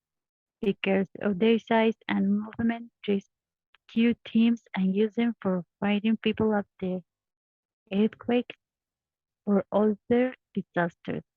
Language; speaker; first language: English; non-native, learner; Spanish